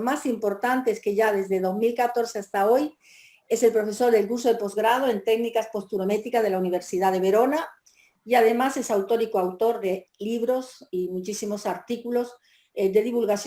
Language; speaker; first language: Spanish; native; Spanish